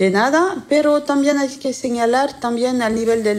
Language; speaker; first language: Spanish; non-native, fluent; French